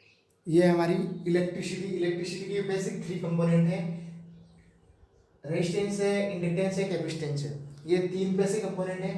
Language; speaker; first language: Hindi; native; Hindi